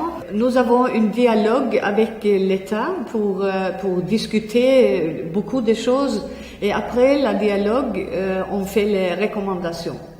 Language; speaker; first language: French; non-native, fluent; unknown